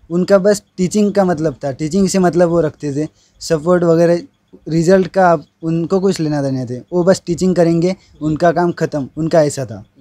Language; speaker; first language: Hindi; non-native, local second language; Marathi